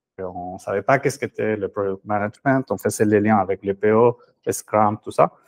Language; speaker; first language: French; non-native, fluent; Spanish